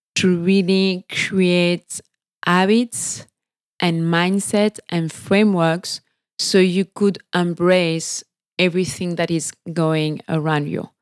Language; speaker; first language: English; non-native, fluent; French